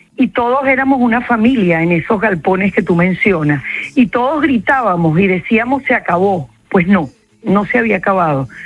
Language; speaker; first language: Spanish; native; Spanish